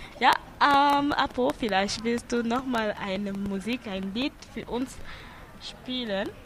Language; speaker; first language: German; non-native, fluent; French